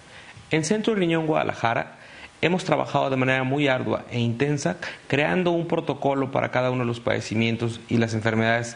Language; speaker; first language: Spanish; native; Spanish